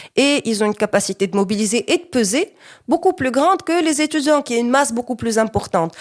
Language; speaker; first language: French; non-native, local second language; Arabic